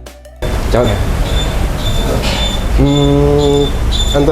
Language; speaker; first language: Vietnamese; early bilingual, heritage; Vietnamese